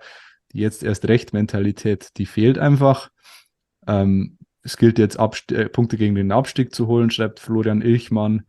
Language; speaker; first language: German; native; German